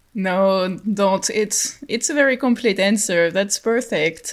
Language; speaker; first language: English; non-native, fluent; French